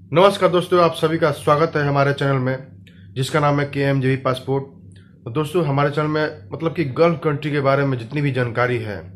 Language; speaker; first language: Hindi; native; Hindi